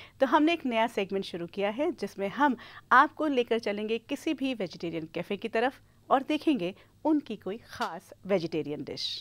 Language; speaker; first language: Hindi; native; Hindi